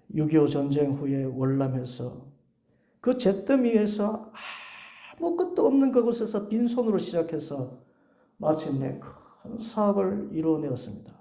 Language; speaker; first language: Korean; native; Korean